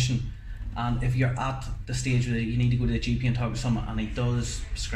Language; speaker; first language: English; native; English